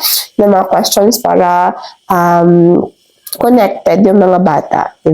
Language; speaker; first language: Filipino; native; Filipino